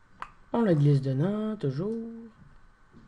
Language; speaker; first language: French; native; French